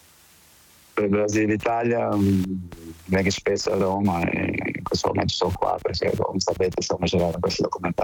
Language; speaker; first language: Italian; non-native, fluent; Portuguese